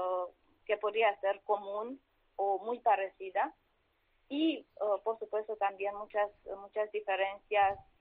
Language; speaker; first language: Spanish; non-native, fluent; Romanian